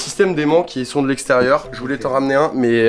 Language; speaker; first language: French; native; French